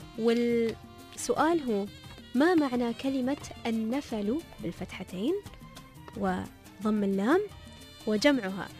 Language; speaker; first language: Arabic; native; Arabic